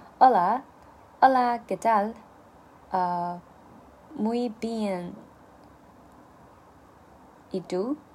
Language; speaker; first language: Spanish; non-native, learner; Chinese